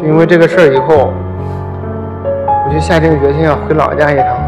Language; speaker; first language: Chinese; native; Chinese